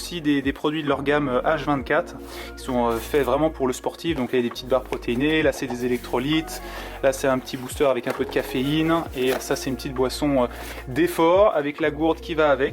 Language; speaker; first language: French; native; French